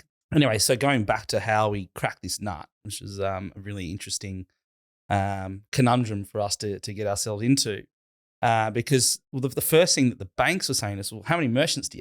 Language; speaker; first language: English; native; English